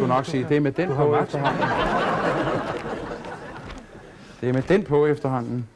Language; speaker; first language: Danish; native; Danish